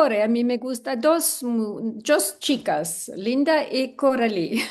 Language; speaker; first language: Spanish; non-native, learner; English